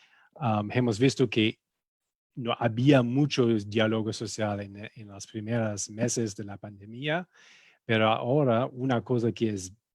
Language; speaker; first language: Spanish; non-native, fluent; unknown